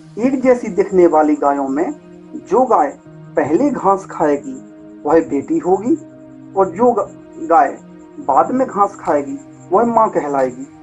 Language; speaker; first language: Hindi; native; Hindi